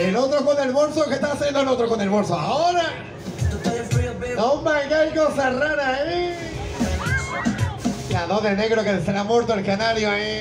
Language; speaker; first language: Spanish; native; Spanish